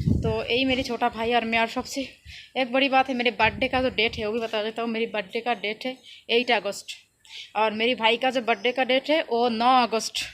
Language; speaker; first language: Urdu; non-native, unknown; Bangla